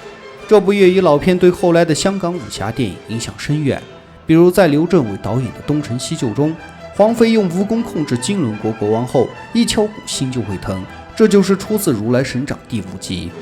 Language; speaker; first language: Chinese; native; Chinese